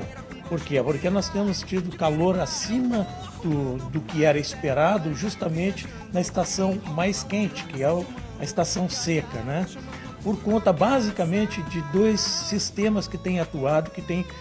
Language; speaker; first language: Portuguese; native; Portuguese